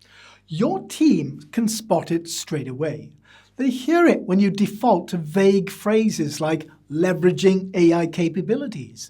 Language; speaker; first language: English; native; English